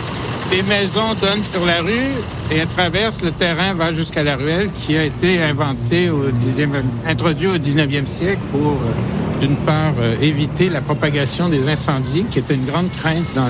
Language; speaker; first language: French; native; French